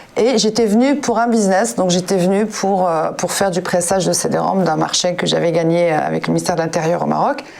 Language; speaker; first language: French; non-native, local second language; Arabic